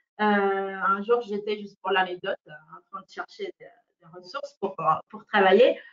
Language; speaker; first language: French; non-native, fluent; Spanish